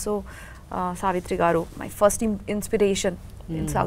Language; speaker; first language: Telugu; non-native, learner; Bangla